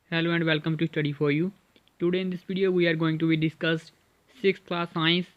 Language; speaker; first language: English; non-native, local second language; Punjabi